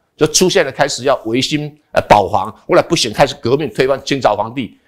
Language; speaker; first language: Chinese; native; Chinese